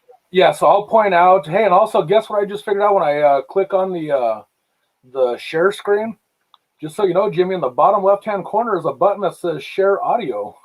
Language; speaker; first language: English; native; English